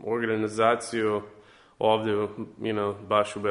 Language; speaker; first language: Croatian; early bilingual, heritage; Serbian